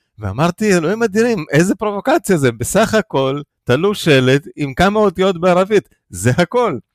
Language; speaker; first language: Hebrew; non-native, fluent; Russian